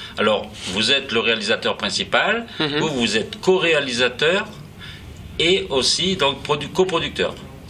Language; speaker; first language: French; native; French